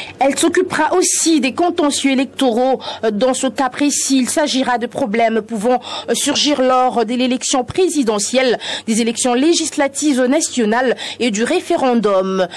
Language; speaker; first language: French; non-native, local second language; Lingala